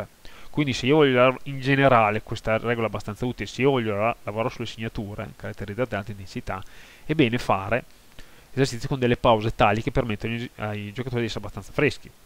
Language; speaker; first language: Italian; native; Italian